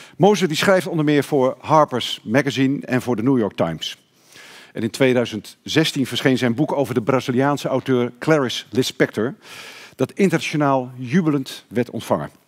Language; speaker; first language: Dutch; native; Dutch